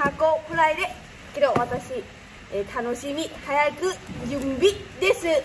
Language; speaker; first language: Japanese; non-native, learner; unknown